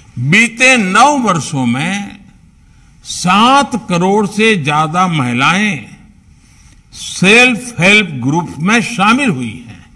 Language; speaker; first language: Hindi; non-native, local second language; Gujarati